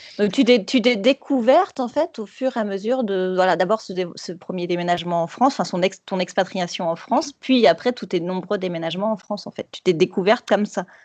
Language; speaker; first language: French; native; French